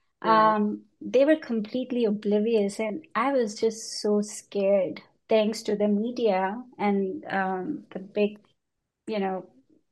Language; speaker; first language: English; non-native, local second language; Hindi